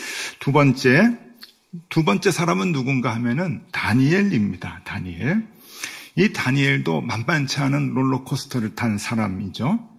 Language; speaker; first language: Korean; native; Korean